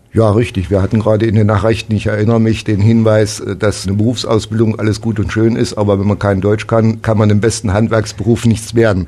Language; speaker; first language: German; native; German